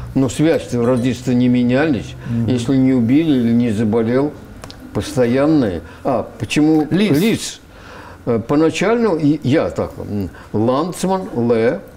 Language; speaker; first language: Russian; native; Russian